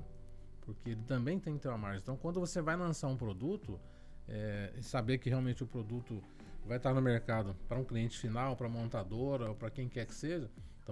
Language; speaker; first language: Portuguese; native; Portuguese